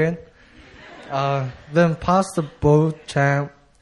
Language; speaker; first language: English; native; English